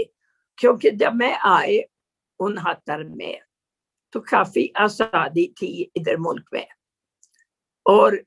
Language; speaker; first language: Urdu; non-native, learner; Swedish